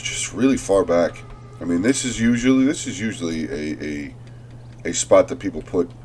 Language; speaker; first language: English; native; English